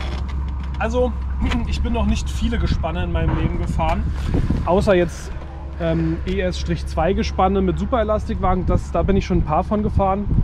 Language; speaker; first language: German; native; German